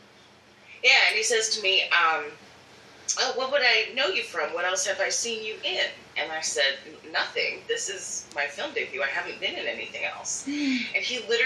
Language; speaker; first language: English; native; English